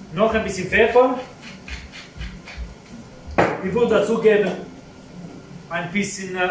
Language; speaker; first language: German; non-native, fluent; Italian